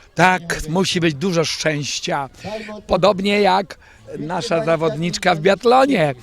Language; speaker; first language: Polish; native; Polish